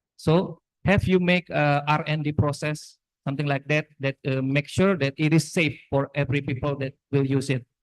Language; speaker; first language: English; non-native, fluent; Indonesian